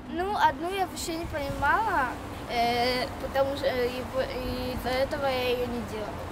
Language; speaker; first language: Russian; early bilingual, heritage; Russian